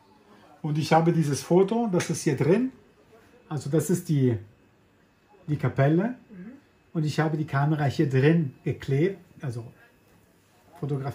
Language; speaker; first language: German; non-native, fluent; Italian